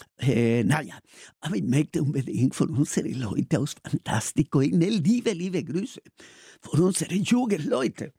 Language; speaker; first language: German; non-native, learner; Spanish